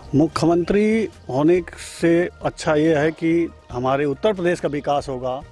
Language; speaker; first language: Hindi; native; Hindi